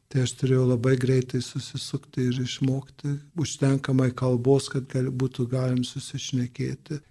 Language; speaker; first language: Lithuanian; early bilingual, heritage; Lithuanian